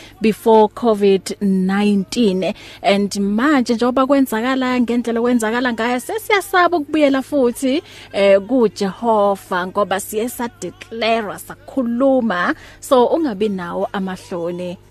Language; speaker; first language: Zulu; native; Zulu